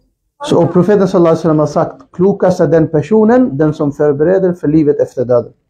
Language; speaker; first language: Swedish; non-native, fluent; Urdu